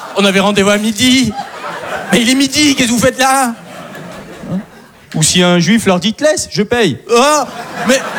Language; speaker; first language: French; early bilingual, other home language; Arabic